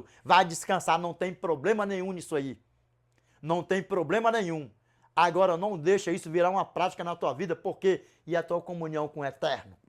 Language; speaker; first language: Portuguese; native; Portuguese